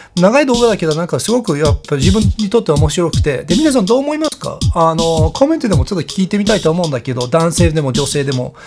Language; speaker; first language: Japanese; non-native, fluent; English